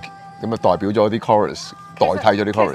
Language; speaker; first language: Cantonese; native; Cantonese